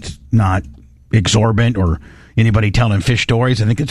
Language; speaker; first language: English; native; English